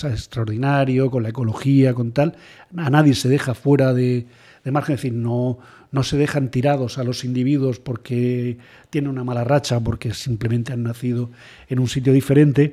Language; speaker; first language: Spanish; native; Spanish